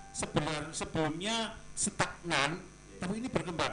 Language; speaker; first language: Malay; non-native, local second language; Javanese